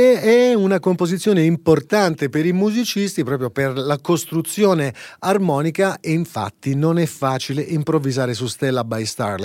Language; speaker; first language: Italian; native; Italian